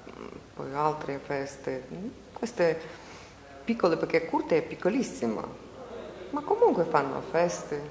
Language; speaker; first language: Italian; non-native, learner; Ukrainian